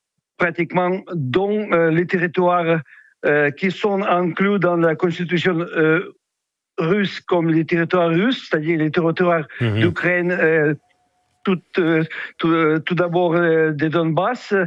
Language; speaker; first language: French; non-native, fluent; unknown